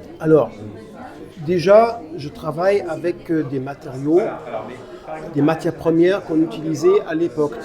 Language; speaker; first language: French; non-native, fluent; German